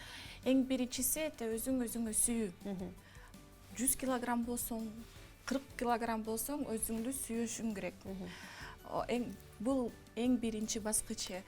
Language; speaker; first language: Kyrgyz; non-native, local second language; Russian